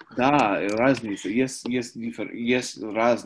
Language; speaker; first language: Russian; non-native, learner; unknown